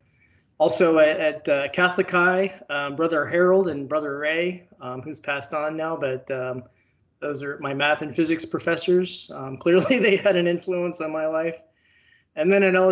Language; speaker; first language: English; native; English